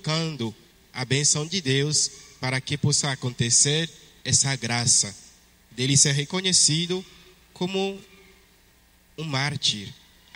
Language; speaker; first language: Portuguese; non-native, fluent; French